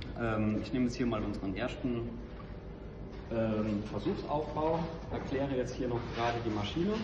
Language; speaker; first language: German; native; German